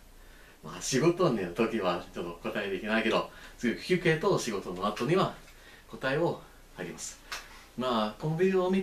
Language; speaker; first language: Japanese; non-native, learner; English